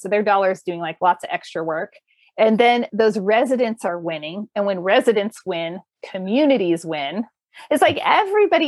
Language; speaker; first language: English; native; English